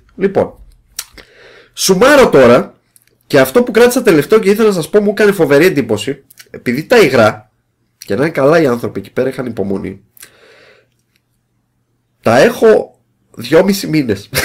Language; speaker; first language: Greek; native; Greek